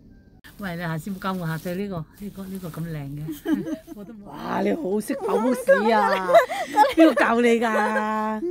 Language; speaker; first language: Cantonese; native; Cantonese